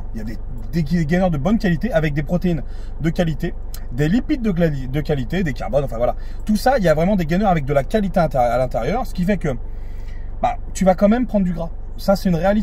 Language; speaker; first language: French; native; French